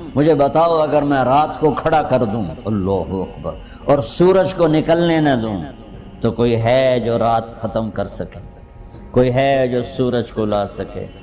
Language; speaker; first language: Urdu; non-native, local second language; Punjabi